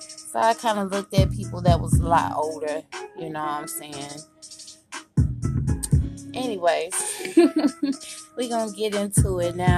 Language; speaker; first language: English; native; English